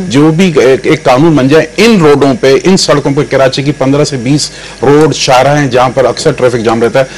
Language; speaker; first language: Urdu; native; Urdu